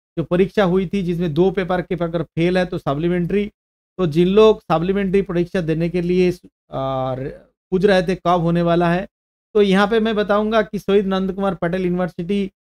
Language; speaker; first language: Hindi; non-native, local second language; Bangla